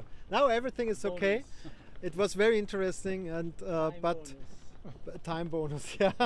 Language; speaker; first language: English; non-native, fluent; German